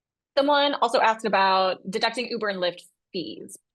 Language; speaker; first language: English; native; English